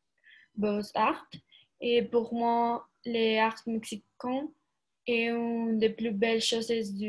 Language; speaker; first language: French; non-native, learner; Spanish